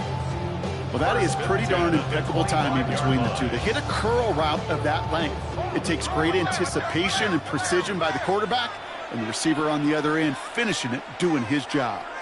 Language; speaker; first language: English; native; English